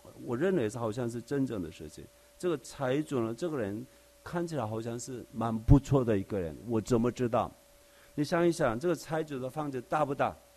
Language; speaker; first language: Chinese; non-native, fluent; Korean